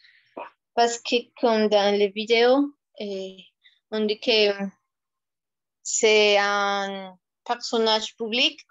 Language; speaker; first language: French; non-native, fluent; Spanish